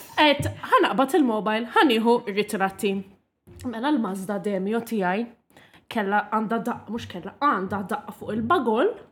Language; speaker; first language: Maltese; non-native, local second language; English